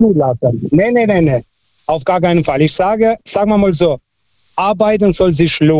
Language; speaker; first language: German; non-native, fluent; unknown